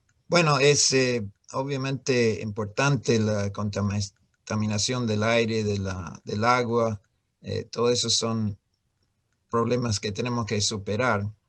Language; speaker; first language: Spanish; non-native, fluent; English